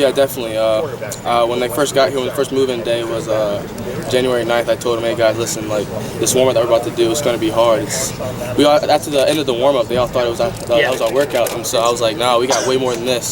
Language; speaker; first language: English; native; English